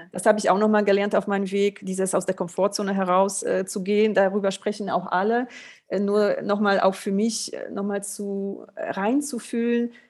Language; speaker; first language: German; early bilingual, other home language; Polish